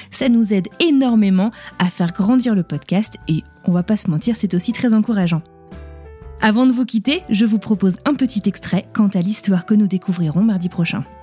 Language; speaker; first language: French; native; French